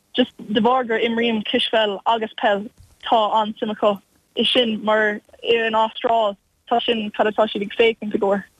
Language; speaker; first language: Irish; non-native, local second language; English